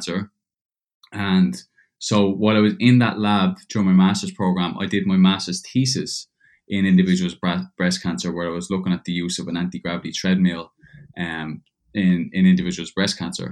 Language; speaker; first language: English; native; English